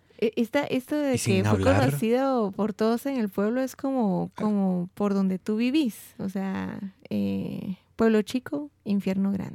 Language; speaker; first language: Spanish; native; Spanish